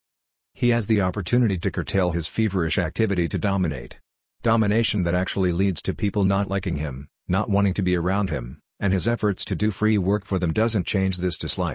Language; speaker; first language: English; non-native, fluent; Hungarian